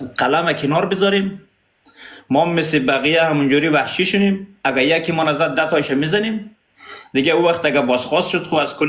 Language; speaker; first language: Persian; non-native, local second language; Pashto